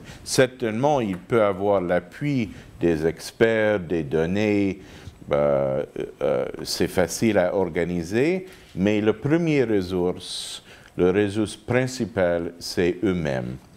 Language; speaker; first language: French; non-native, fluent; English